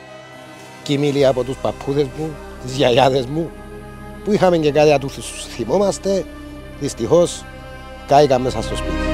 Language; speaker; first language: Greek; native; Greek